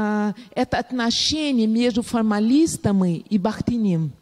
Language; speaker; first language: Russian; non-native, learner; Portuguese